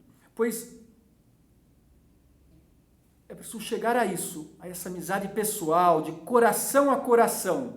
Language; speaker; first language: Portuguese; native; Portuguese